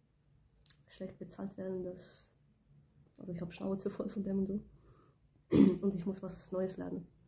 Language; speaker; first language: German; early bilingual, other home language; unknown